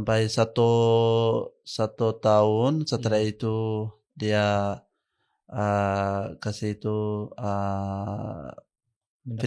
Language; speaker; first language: Indonesian; non-native, learner; Arabic